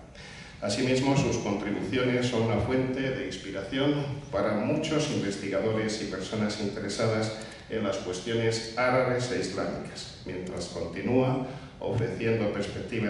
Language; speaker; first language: Spanish; native; Spanish